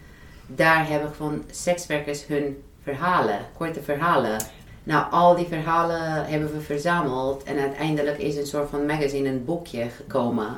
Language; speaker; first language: Dutch; non-native, fluent; Romanian